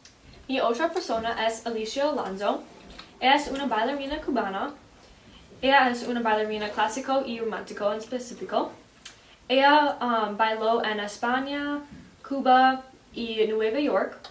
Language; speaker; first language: Spanish; non-native, learner; English